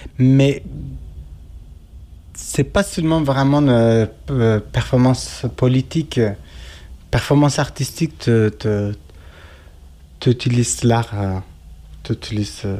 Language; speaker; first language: French; non-native, learner; Kurdish